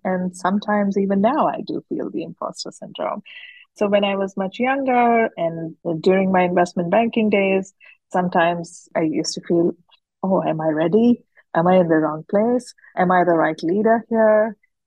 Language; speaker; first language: English; non-native, local second language; Hindi